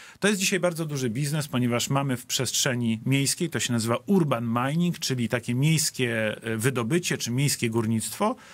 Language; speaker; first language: Polish; native; Polish